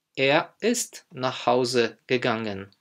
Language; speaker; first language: German; non-native, fluent; Polish